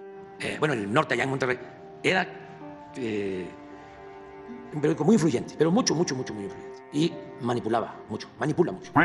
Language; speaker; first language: Spanish; native; Spanish